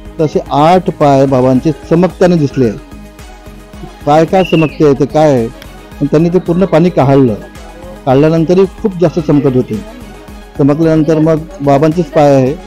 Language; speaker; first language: Marathi; native; Marathi